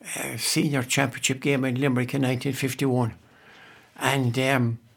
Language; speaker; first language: English; native; English